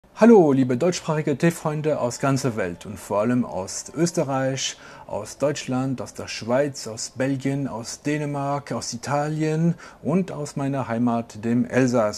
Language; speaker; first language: German; non-native, local second language; French